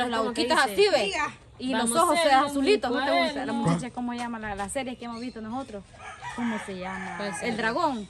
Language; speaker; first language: Spanish; native; Spanish